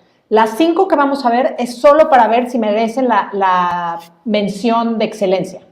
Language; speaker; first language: Spanish; native; Spanish